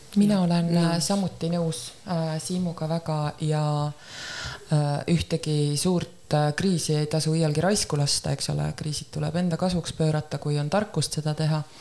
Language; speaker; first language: Estonian; native; Estonian